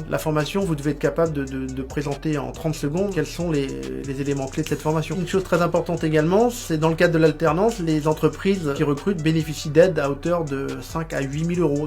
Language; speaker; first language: French; native; French